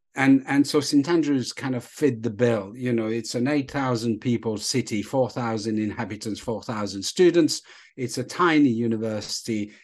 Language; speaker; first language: English; non-native, fluent; French